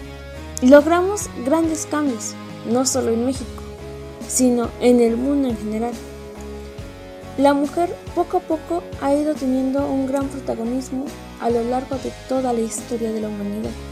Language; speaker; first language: Spanish; native; Spanish